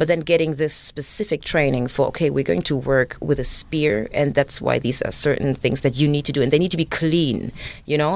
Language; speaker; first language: English; non-native, fluent; German